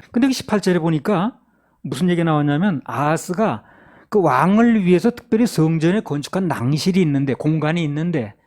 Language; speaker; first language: Korean; native; Korean